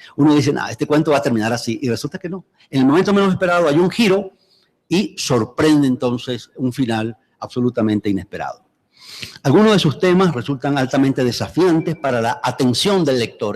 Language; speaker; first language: Spanish; native; Spanish